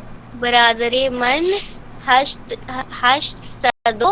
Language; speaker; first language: Persian; non-native, learner; Urdu